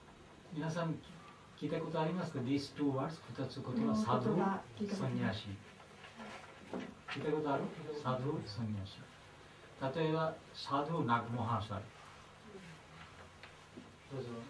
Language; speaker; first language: Japanese; non-native, learner; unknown